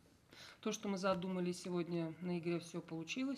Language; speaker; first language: Russian; native; Russian